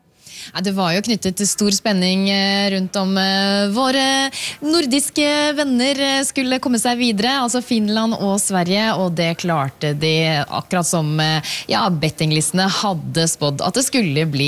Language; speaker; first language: Norwegian; native; Norwegian